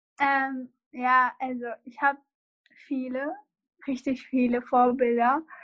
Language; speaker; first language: German; non-native, fluent; Arabic